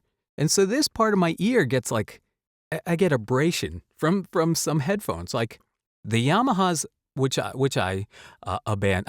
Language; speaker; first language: English; native; English